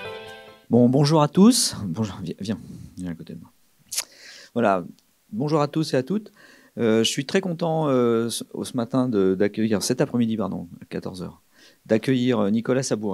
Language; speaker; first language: French; native; French